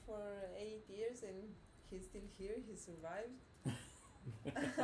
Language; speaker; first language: English; non-native, fluent; Romanian